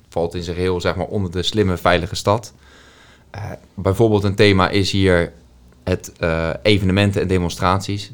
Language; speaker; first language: Dutch; native; Dutch